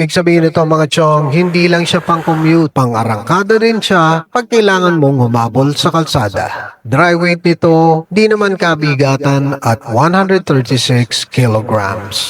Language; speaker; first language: Filipino; native; Filipino